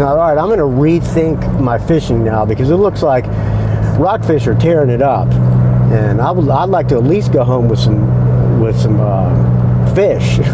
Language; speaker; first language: English; native; English